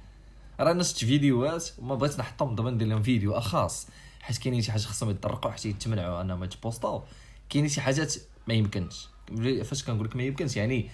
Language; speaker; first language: Arabic; native; Arabic